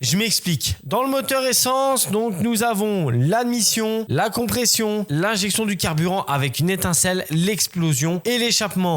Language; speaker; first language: French; native; French